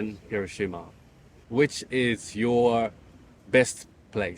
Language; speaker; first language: English; non-native, learner; Japanese